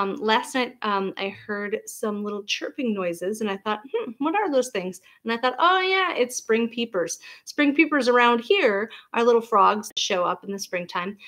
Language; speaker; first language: English; native; English